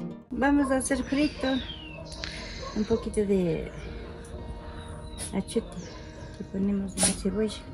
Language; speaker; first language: Spanish; non-native, local second language; Quechua